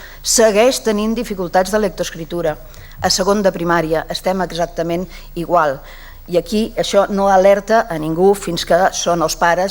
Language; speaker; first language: Catalan; native; Catalan